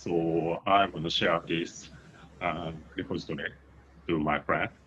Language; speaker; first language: English; non-native, learner; Japanese